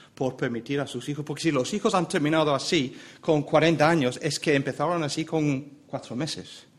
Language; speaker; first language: Spanish; non-native, fluent; English